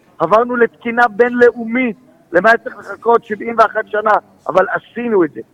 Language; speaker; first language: Hebrew; native; Hebrew